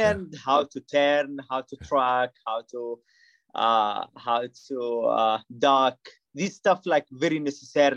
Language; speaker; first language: English; non-native, fluent; Arabic